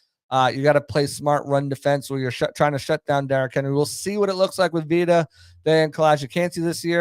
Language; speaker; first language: English; native; English